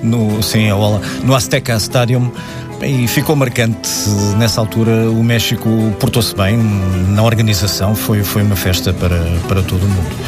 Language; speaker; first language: Portuguese; native; Portuguese